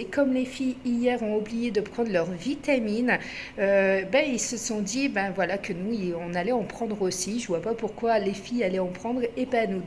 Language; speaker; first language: French; native; French